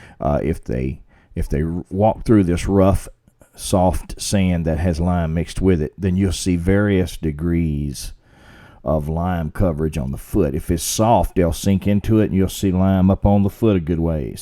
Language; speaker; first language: English; native; English